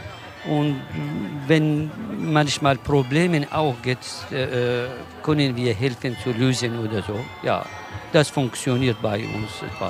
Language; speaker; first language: German; non-native, learner; Kurdish